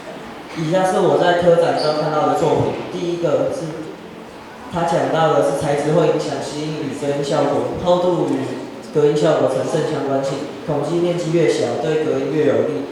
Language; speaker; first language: Chinese; native; Chinese